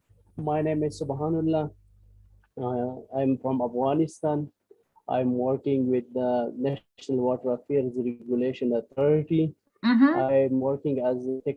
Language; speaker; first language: English; non-native, fluent; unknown